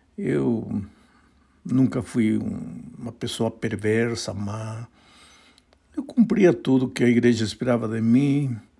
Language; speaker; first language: Portuguese; non-native, fluent; Spanish